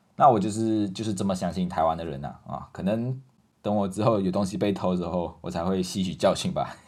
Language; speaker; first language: Chinese; native; Chinese